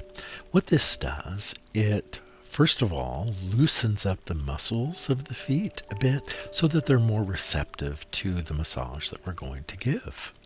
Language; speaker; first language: English; native; English